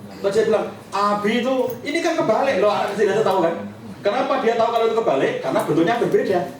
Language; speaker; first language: Indonesian; native; Indonesian